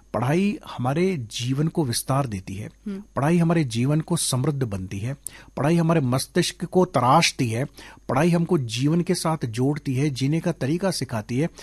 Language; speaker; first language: Hindi; non-native, local second language; Sindhi